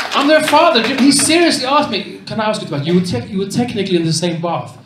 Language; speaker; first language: English; non-native, fluent; Swedish